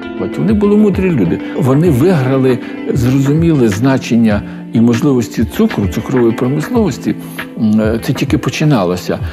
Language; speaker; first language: Ukrainian; native; Ukrainian